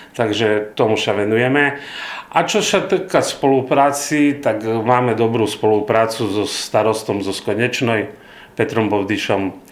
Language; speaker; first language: Slovak; non-native, local second language; Rusyn